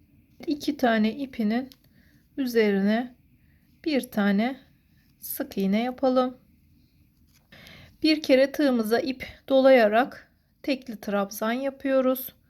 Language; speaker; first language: Turkish; native; Turkish